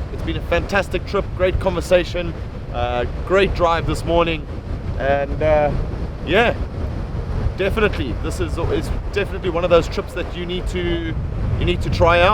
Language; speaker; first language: English; native; English